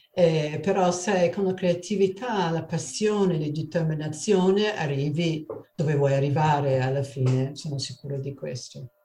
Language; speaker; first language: Italian; non-native, fluent; English